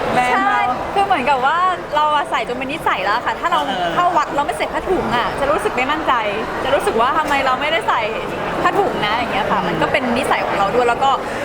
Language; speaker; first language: Thai; native; Thai